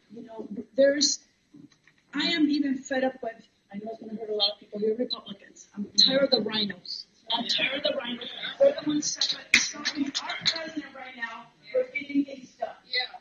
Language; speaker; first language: English; native; English